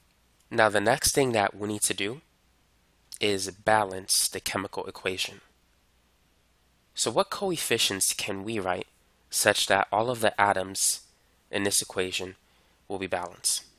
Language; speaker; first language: English; native; English